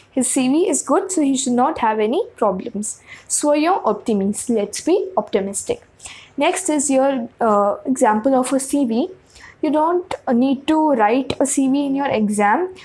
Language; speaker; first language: English; non-native, local second language; Hindi